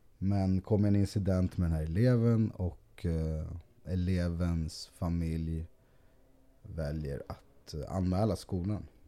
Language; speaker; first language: Swedish; early bilingual, other home language; Spanish